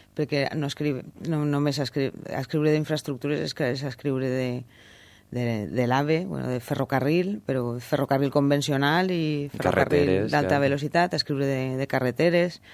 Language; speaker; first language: Catalan; native; Catalan